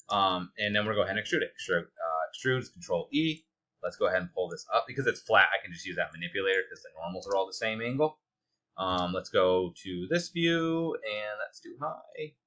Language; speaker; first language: English; native; English